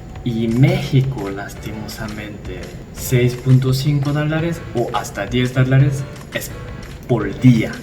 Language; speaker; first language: Spanish; non-native, learner; Korean